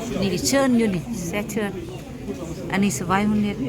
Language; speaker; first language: German; non-native, learner; Thai